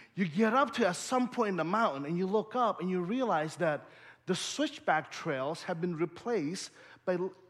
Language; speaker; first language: English; early bilingual, other home language; Indonesian